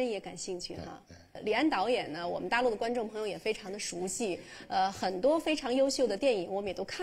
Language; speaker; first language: Chinese; native; Chinese